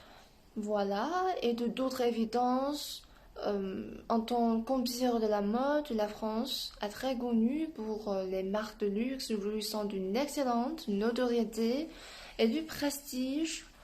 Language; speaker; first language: French; non-native, learner; Chinese